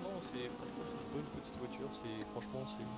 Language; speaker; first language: French; native; French